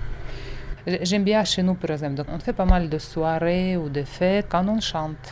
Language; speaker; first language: French; non-native, fluent; Russian